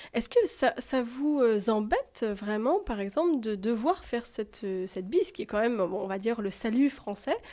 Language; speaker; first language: French; native; French